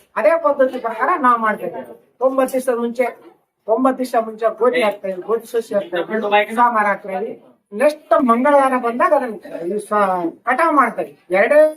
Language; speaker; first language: Kannada; non-native, local second language; Lambadi